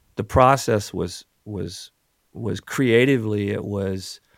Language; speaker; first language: English; native; English